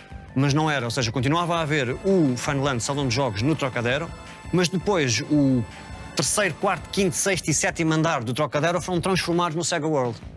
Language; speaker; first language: Portuguese; native; Portuguese